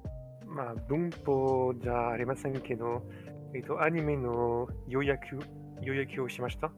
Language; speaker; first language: Japanese; non-native, learner; French